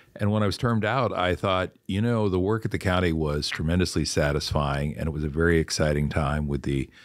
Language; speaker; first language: English; native; English